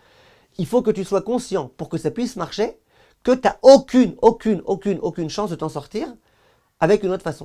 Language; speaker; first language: French; native; French